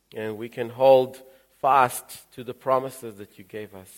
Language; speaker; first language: English; early bilingual, other home language; Russian